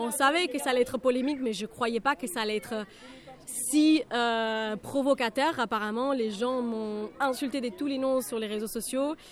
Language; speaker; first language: French; non-native, fluent; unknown